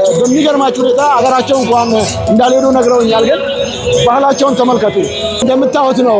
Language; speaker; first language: Amharic; native; Amharic